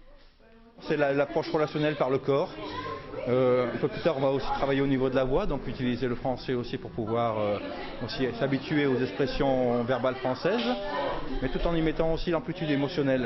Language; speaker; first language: French; native; French